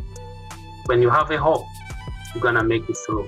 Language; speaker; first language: English; non-native, local second language; Acoli